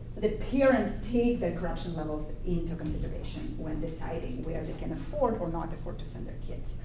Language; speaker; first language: English; non-native, fluent; Ukrainian